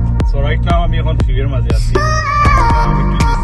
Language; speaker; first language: English; non-native, local second language; Sylheti